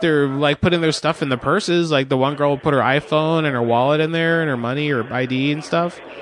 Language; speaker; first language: English; early bilingual, other home language; Spanish